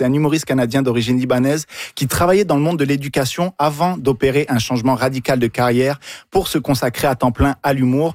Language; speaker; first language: French; native; French